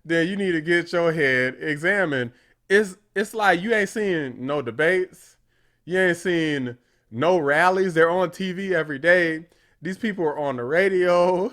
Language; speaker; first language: English; native; English